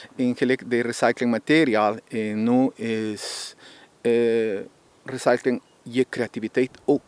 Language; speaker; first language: Dutch; non-native, learner; Spanish